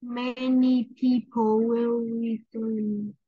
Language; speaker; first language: English; non-native, learner; Vietnamese